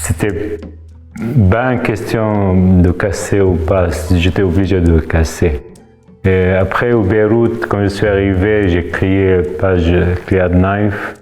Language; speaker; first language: French; non-native, fluent; Arabic